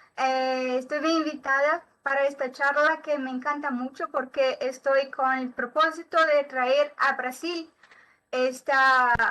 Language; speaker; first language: Spanish; non-native, learner; Portuguese